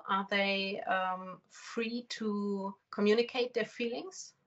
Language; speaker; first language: English; non-native, fluent; German